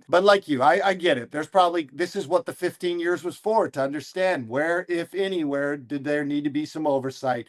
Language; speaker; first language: English; native; English